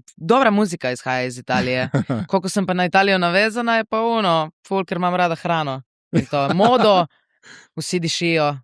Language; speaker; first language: Slovenian; native; Slovenian